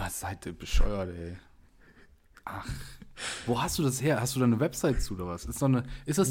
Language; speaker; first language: German; native; German